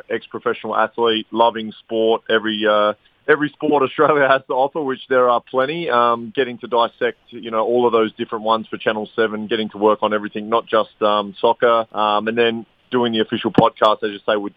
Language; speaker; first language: English; native; English